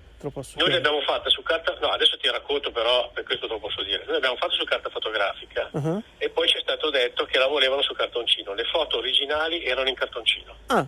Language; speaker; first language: Italian; native; Italian